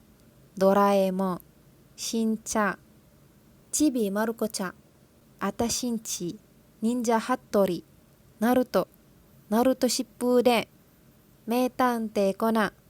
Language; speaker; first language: Japanese; non-native, learner; Malay